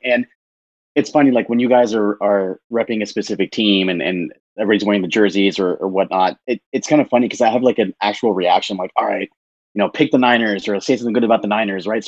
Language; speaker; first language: English; native; English